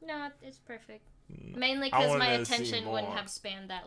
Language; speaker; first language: English; native; English